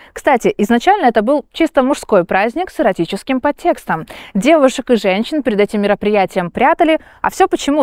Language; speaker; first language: Russian; native; Russian